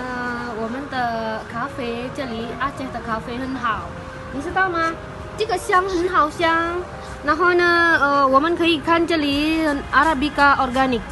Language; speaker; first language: Chinese; non-native, learner; Indonesian